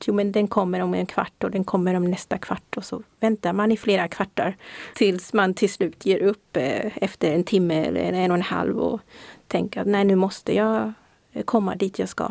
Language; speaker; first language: Swedish; native; Swedish